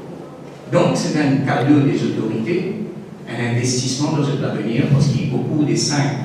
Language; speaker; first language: French; non-native, local second language; Morisyen